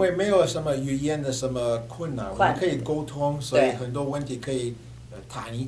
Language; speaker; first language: Chinese; non-native, fluent; English